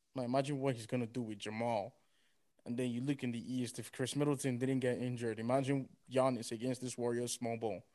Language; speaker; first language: English; non-native, local second language; Yoruba